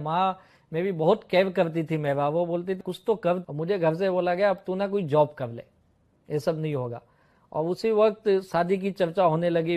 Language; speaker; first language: Hindi; native; Hindi